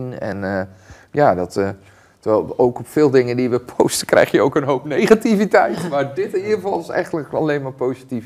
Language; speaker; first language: Dutch; native; Dutch